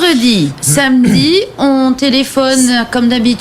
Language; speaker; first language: French; native; French